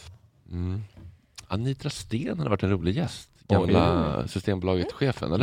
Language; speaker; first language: Swedish; native; Swedish